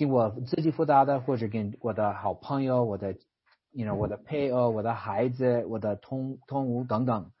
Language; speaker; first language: Chinese; non-native, fluent; English